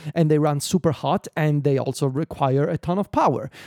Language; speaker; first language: English; non-native, fluent; Italian